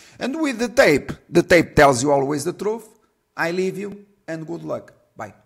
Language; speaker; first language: English; non-native, fluent; Portuguese